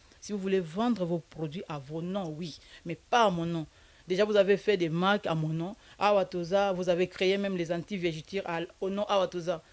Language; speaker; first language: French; non-native, local second language; Lingala